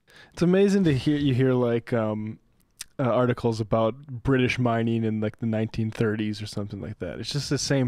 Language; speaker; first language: English; native; English